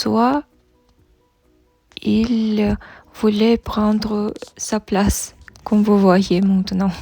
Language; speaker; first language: French; non-native, learner; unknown